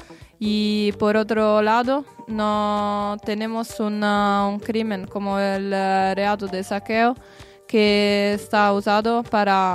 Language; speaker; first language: Spanish; non-native, learner; Italian